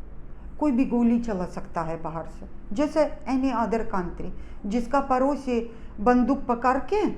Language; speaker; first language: Hindi; non-native, fluent; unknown